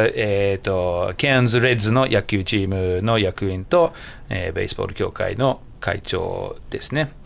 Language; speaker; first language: Japanese; non-native, fluent; English